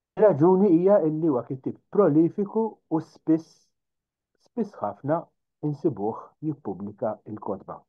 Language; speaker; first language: Maltese; native; Maltese